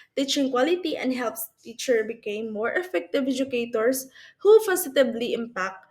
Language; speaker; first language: English; non-native, local second language; Filipino